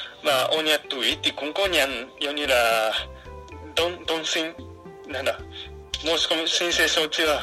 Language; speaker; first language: Vietnamese; non-native, fluent; Japanese